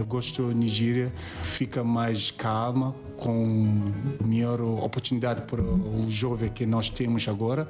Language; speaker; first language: Portuguese; non-native, learner; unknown